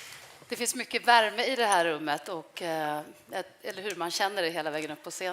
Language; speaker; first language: Swedish; native; Swedish